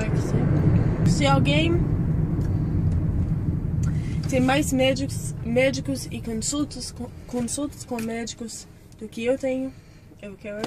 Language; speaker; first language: Portuguese; non-native, fluent; English